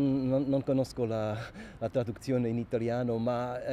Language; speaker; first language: Italian; non-native, local second language; German